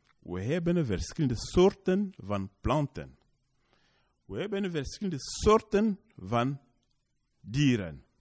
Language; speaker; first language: Dutch; non-native, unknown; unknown